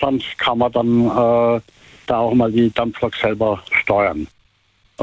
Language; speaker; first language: German; native; German